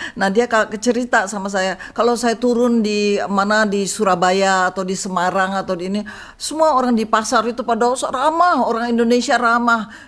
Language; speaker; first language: Indonesian; native; Indonesian